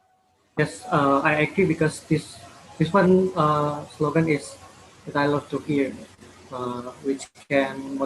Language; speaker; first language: English; non-native, learner; Malay